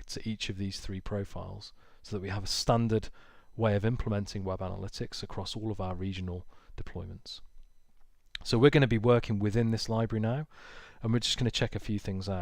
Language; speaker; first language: English; native; English